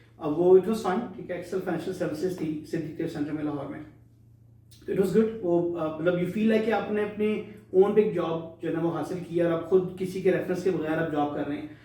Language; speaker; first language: Urdu; early bilingual, heritage; Urdu